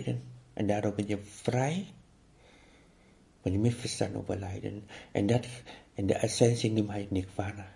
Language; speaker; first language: Dutch; non-native, fluent; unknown